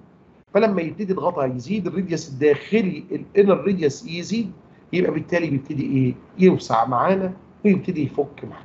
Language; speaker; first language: Arabic; native; Arabic